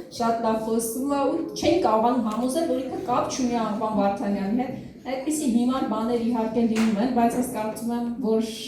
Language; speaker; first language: Armenian; native; Armenian